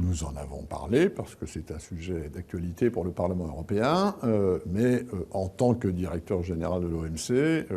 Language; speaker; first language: French; native; French